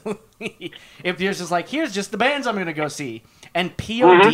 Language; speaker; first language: English; native; English